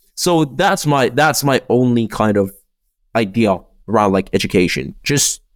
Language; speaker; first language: English; non-native, fluent; Czech